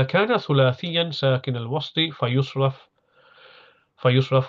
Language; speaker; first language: Arabic; non-native, fluent; English